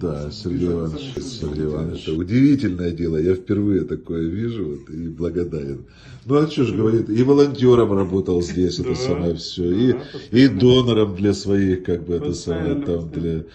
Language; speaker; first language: Russian; native; Russian